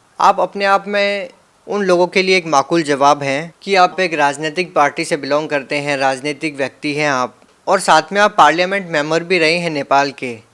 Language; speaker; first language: Hindi; native; Hindi